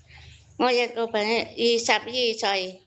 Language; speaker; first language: Cantonese; non-native, learner; Indonesian